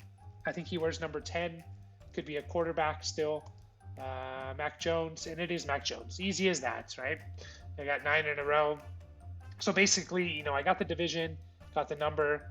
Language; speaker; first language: English; native; English